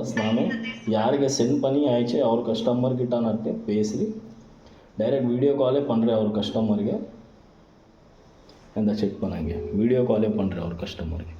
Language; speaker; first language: Tamil; non-native, learner; Kannada